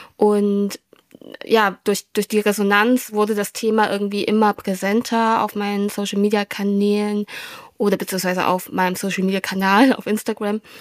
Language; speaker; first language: German; early bilingual, other home language; Vietnamese